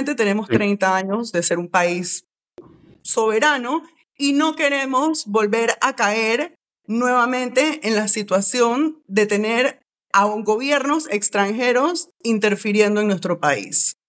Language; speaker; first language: Spanish; native; Spanish